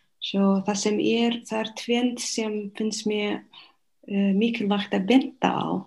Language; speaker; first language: Icelandic; non-native, fluent; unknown